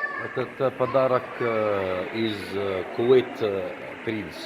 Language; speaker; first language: Russian; non-native, learner; Arabic